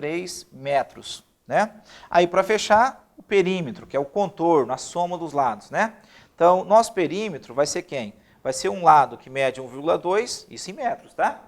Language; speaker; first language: Portuguese; native; Portuguese